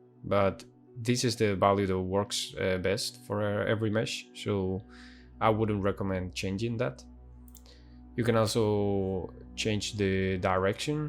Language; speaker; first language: English; non-native, fluent; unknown